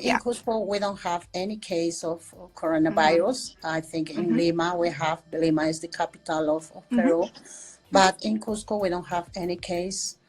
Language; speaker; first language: English; non-native, fluent; Spanish